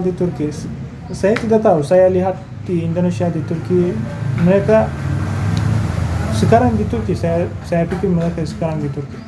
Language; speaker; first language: Indonesian; non-native, learner; Turkish